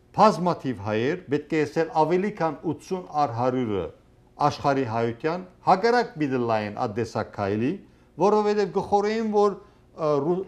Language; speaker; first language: Armenian; early bilingual, heritage; Armenian